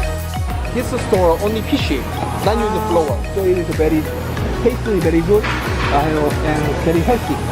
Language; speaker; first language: English; non-native, learner; Korean